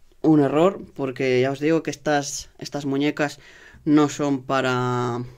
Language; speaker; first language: Spanish; native; Spanish